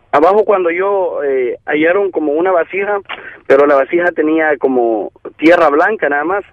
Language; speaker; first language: Spanish; native; Spanish